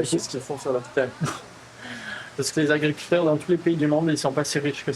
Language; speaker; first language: French; native; French